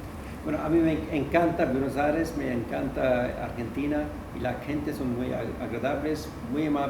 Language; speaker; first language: Spanish; non-native, fluent; Hindi